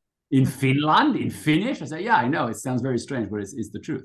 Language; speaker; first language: English; non-native, local second language; French